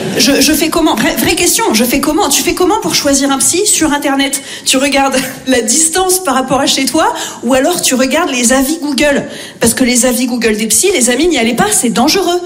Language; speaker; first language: French; native; French